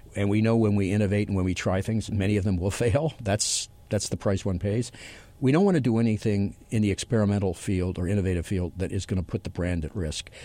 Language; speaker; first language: English; native; English